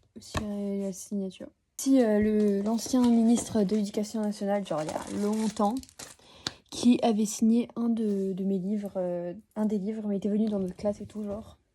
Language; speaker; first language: French; native; French